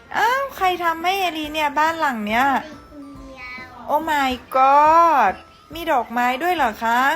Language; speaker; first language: Thai; native; Thai